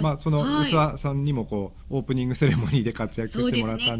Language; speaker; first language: Japanese; native; Japanese